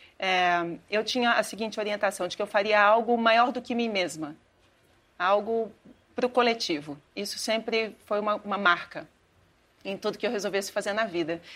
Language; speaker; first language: Portuguese; native; Portuguese